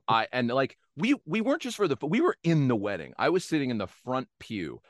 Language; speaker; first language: English; native; English